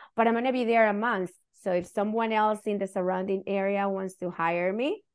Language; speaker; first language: English; non-native, fluent; Spanish